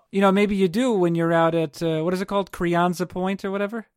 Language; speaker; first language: English; early bilingual, other home language; Italian